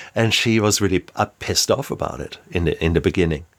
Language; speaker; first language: English; non-native, fluent; German